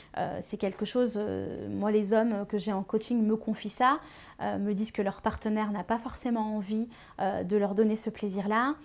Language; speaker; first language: French; native; French